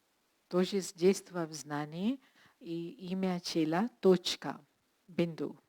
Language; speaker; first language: Russian; non-native, learner; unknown